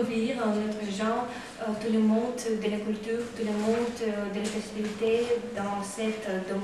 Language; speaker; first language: French; non-native, learner; Russian